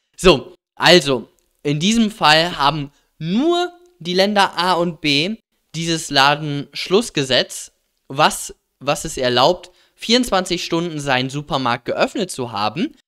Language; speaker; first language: German; native; German